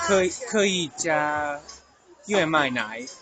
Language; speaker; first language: Chinese; non-native, learner; English